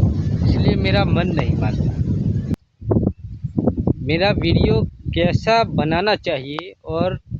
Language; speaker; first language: Hindi; non-native, local second language; Gujarati